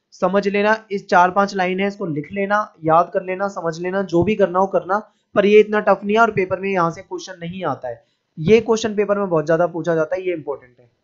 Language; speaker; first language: Hindi; native; Hindi